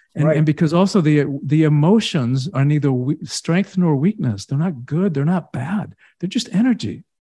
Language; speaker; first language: English; early bilingual, other home language; Spanish